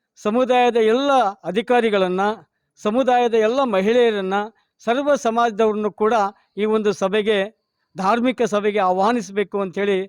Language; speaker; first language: Kannada; non-native, local second language; Lambadi